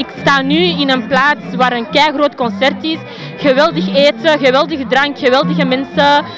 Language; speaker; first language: Dutch; non-native, local second language; French